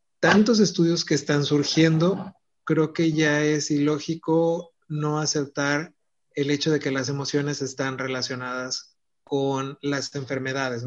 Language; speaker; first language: Spanish; native; Spanish